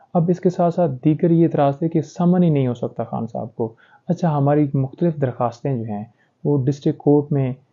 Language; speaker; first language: Urdu; native; Urdu